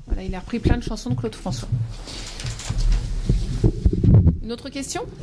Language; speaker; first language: French; native; French